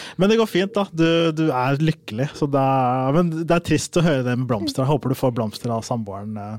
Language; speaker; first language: Norwegian; early bilingual, other home language; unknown